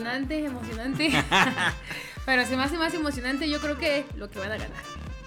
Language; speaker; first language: Spanish; native; Spanish